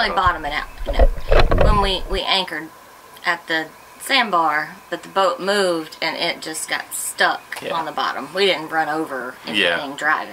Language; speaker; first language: English; native; English